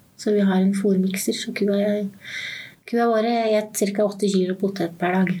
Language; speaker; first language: Norwegian; native; Norwegian